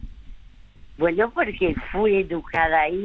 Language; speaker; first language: Spanish; early bilingual, other home language; French